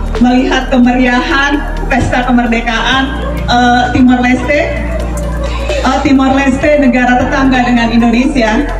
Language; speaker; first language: Indonesian; native; Indonesian